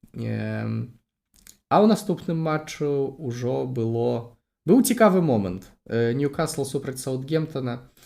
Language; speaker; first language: Belarusian; non-native, local second language; Russian